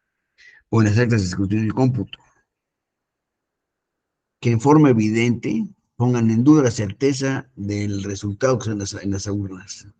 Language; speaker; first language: Spanish; native; Spanish